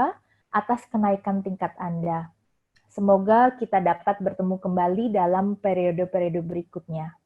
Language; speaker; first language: Indonesian; native; Indonesian